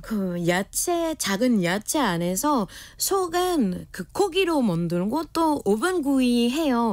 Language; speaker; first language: Korean; non-native, fluent; French